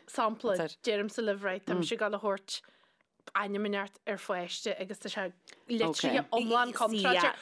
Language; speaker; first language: Irish; native; Irish